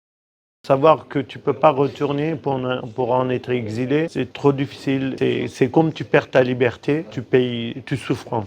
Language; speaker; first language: French; non-native, fluent; Kurdish